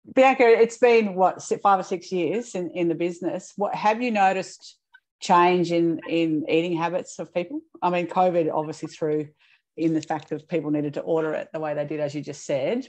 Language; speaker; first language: English; native; English